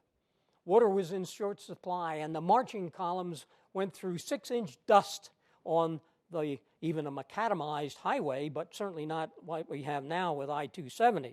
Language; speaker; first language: English; native; English